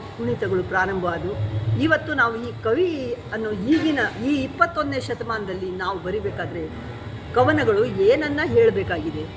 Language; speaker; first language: Kannada; non-native, local second language; Lambadi